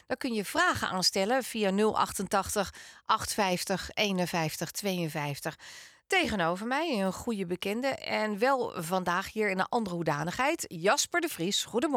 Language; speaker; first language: Dutch; native; Dutch